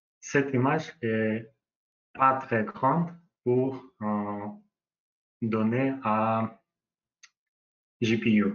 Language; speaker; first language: French; non-native, learner; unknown